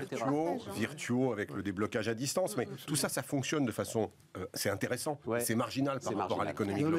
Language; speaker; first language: French; native; French